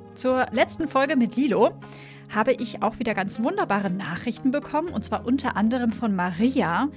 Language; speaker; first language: German; native; German